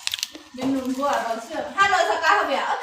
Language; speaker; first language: Finnish; non-native, learner; Thai